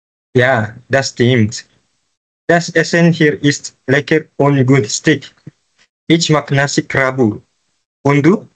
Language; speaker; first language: German; non-native, learner; Malay